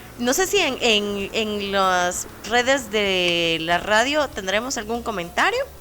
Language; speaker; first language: Spanish; native; Spanish